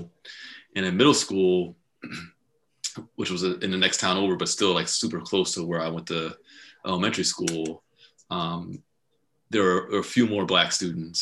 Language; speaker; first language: English; native; English